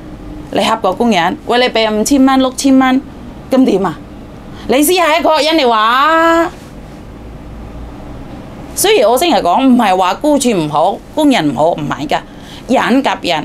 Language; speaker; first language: Cantonese; non-native, fluent; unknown